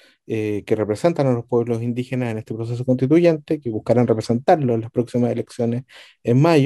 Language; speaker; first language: Spanish; native; Spanish